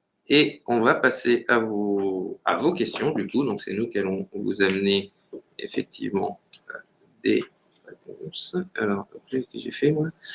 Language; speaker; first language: French; native; French